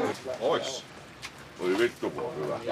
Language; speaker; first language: Finnish; native; Finnish